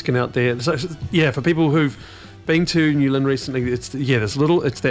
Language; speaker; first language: English; native; English